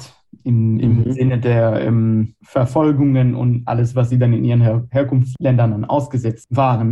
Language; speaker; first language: German; non-native, fluent; Hebrew